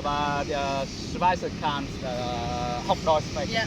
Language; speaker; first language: German; non-native, learner; Vietnamese